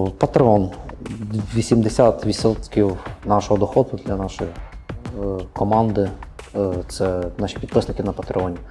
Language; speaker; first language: Ukrainian; native; Ukrainian